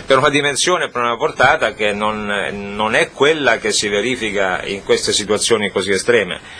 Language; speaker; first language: Italian; native; Italian